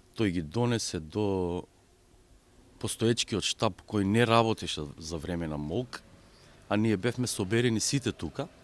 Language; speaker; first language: Macedonian; non-native, local second language; Romany